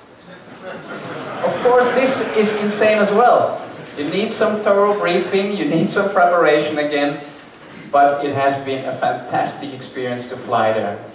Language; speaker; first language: English; non-native, fluent; Dutch